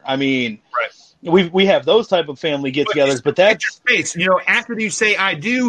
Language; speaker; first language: English; native; English